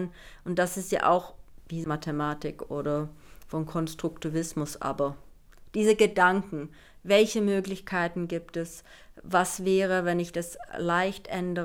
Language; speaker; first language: German; non-native, fluent; Finnish